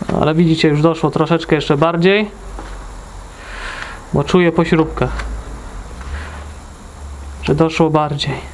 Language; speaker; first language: Polish; native; Polish